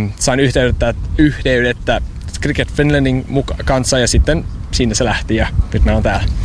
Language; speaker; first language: Finnish; non-native, fluent; English